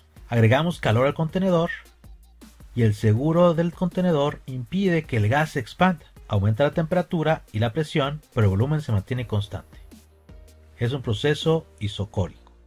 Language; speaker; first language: Spanish; native; Spanish